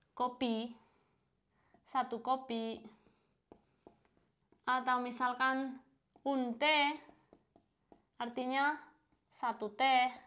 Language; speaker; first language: Indonesian; non-native, fluent; Spanish